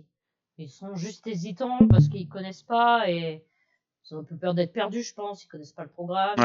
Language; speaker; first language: French; native; French